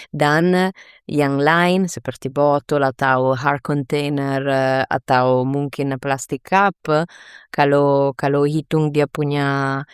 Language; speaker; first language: Indonesian; non-native, fluent; Italian